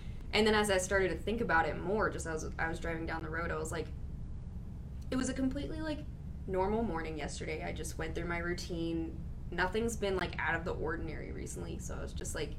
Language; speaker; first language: English; native; English